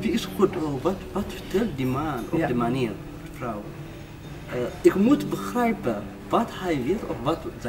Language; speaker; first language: Dutch; non-native, learner; Tigrinya